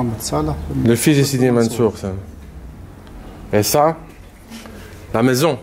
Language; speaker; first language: French; early bilingual, other home language; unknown